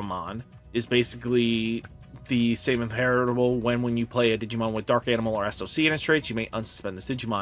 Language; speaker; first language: English; native; English